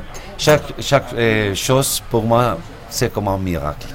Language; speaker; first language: French; non-native, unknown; Spanish